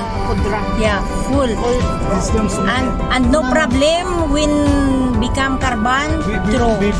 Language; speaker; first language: English; non-native, learner; Filipino